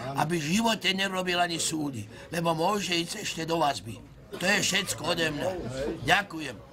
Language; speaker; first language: Slovak; non-native, local second language; Romany